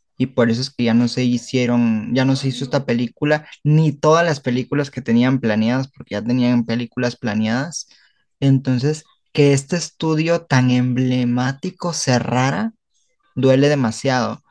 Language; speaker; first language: Spanish; native; Spanish